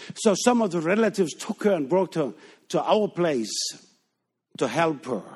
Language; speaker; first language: English; non-native, fluent; Danish